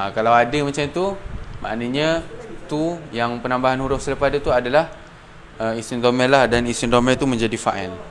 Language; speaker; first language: Malay; native; Malay